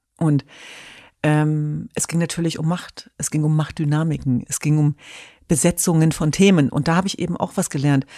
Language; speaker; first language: German; early bilingual, other home language; Kurdish